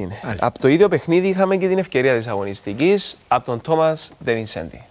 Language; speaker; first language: Greek; native; Greek